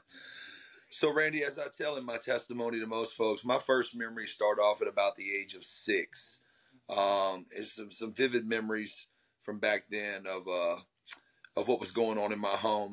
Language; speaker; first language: English; native; English